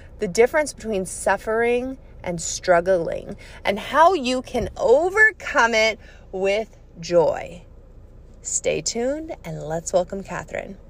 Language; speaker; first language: English; native; English